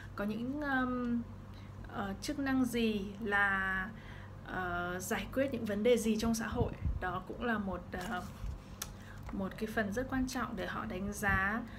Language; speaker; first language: Vietnamese; early bilingual, heritage; Vietnamese